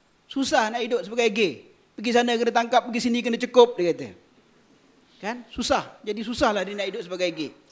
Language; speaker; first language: Malay; native; Malay